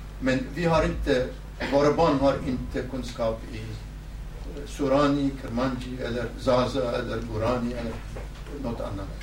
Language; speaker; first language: Swedish; non-native, fluent; Southern Kurdish